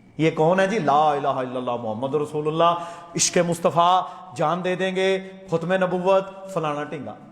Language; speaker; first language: Urdu; non-native, local second language; Punjabi